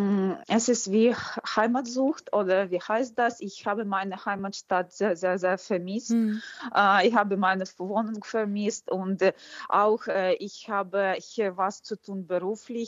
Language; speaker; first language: German; non-native, fluent; Ukrainian